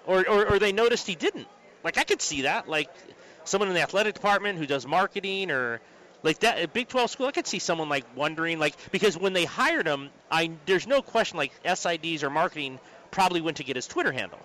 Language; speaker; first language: English; native; English